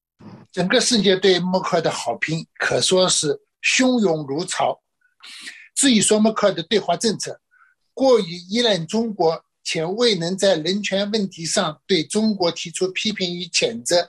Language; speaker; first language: Chinese; native; Chinese